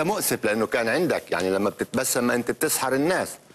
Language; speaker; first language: Arabic; native; Arabic